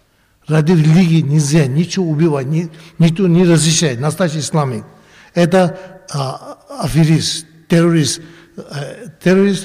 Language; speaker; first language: Russian; non-native, learner; Tibetan